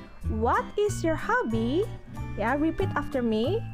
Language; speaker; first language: English; non-native, fluent; Indonesian